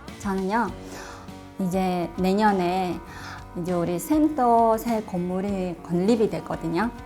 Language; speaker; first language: Korean; non-native, fluent; Russian